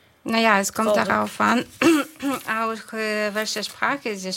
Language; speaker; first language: German; non-native, fluent; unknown